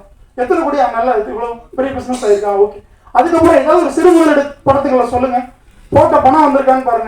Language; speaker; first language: Tamil; native; Tamil